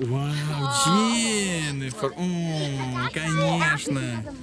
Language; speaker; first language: Russian; native; Russian